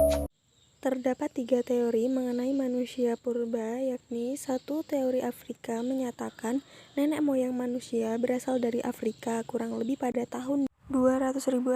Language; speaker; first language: Indonesian; native; Indonesian